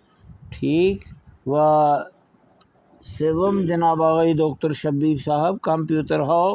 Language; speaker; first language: Persian; non-native, fluent; Urdu